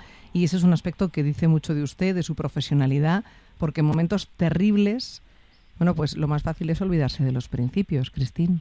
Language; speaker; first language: Spanish; native; Spanish